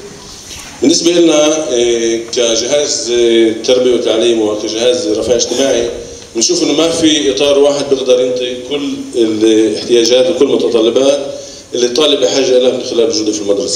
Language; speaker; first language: Arabic; native; Arabic